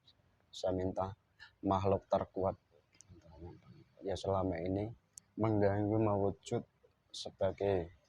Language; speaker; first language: Indonesian; native; Indonesian